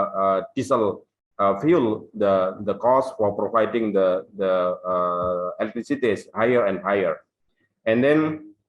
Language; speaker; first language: English; non-native, local second language; Indonesian